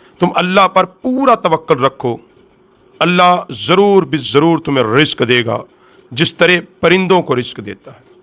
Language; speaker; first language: Urdu; non-native, local second language; Punjabi